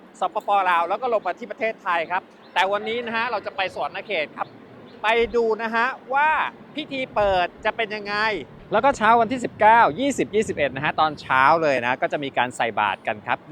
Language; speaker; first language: Thai; native; Thai